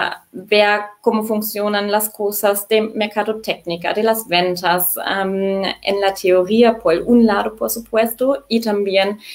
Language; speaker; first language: Spanish; non-native, fluent; German